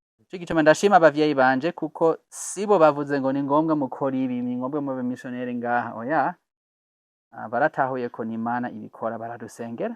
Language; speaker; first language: Rundi; non-native, fluent; English